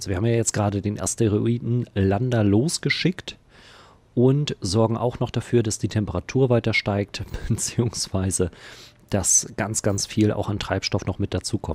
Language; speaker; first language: German; native; German